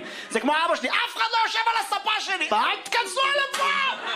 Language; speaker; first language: Hebrew; native; Hebrew